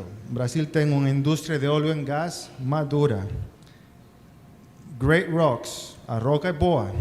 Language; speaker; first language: Portuguese; non-native, fluent; Spanish